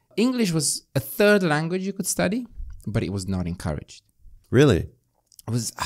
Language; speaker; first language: English; non-native, fluent; Romanian